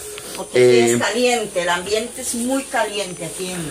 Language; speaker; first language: Italian; non-native, fluent; Spanish